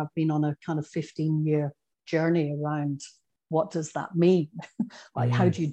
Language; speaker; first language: English; native; English